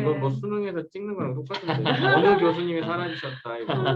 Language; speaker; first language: Korean; native; Korean